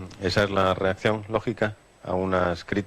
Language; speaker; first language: Spanish; native; Spanish